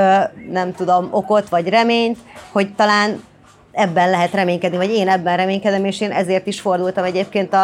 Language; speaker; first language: Hungarian; native; Hungarian